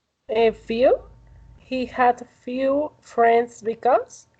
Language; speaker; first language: English; non-native, learner; Spanish